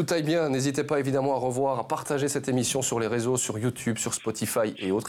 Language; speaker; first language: French; native; French